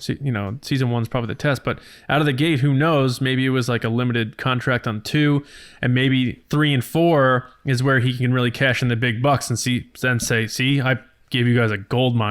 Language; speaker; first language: English; native; English